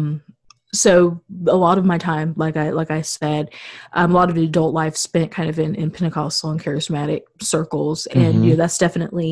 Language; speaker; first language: English; native; English